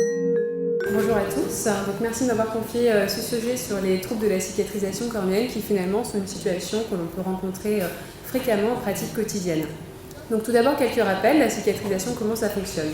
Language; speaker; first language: French; native; French